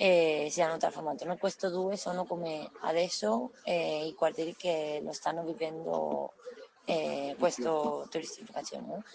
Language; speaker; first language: Italian; non-native, learner; Spanish